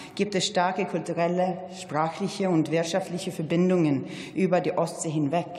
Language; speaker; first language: German; non-native, fluent; Swedish